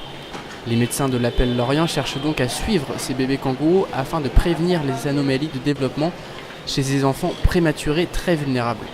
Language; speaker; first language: French; native; French